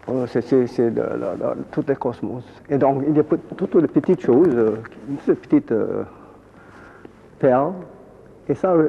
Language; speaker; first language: French; non-native, fluent; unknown